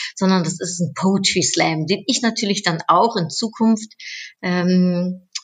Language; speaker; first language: German; native; German